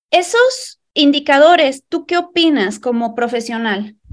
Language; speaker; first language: Spanish; native; Spanish